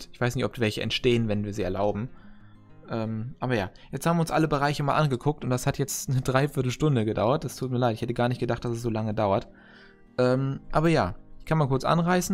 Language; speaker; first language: German; native; German